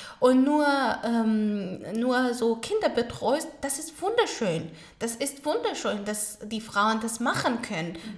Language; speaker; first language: German; non-native, learner; Pashto